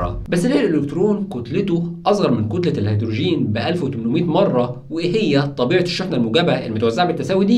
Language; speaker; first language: Arabic; native; Arabic